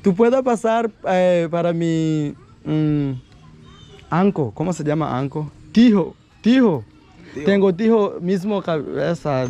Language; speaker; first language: Spanish; non-native, learner; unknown